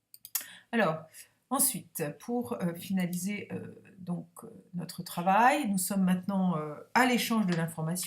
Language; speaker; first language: French; native; French